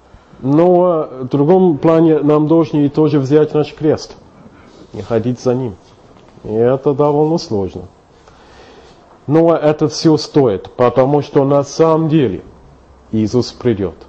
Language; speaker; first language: Russian; non-native, fluent; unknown